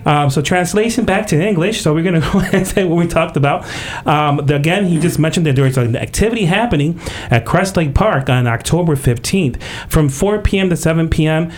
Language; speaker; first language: English; early bilingual, other home language; Spanish